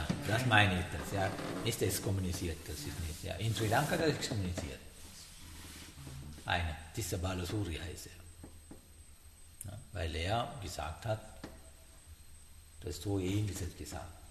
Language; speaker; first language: German; non-native, learner; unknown